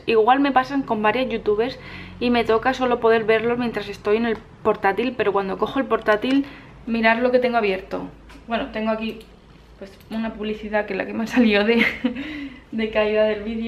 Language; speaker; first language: Spanish; native; Spanish